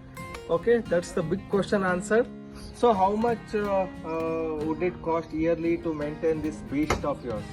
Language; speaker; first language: English; non-native, local second language; Kannada